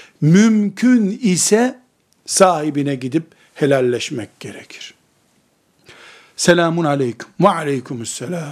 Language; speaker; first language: Turkish; native; Turkish